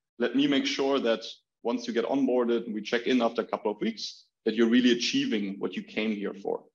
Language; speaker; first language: English; non-native, fluent; German